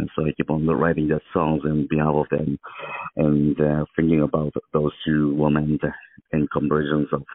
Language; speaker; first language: English; non-native, local second language; Mizo